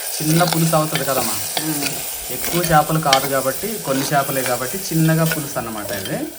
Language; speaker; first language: Telugu; non-native, local second language; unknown